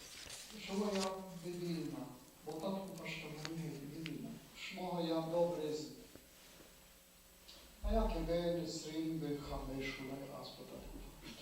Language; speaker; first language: Hebrew; non-native, fluent; Polish